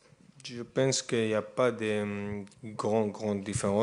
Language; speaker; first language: French; non-native, fluent; Spanish